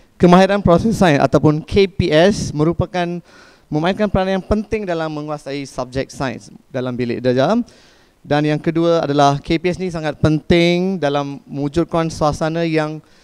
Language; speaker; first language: Malay; non-native, local second language; Tamil